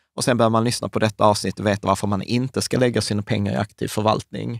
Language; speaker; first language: Swedish; native; Swedish